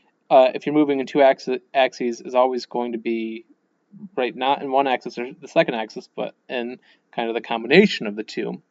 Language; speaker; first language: English; native; English